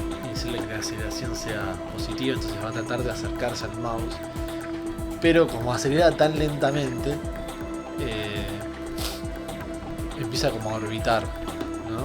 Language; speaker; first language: Spanish; native; Spanish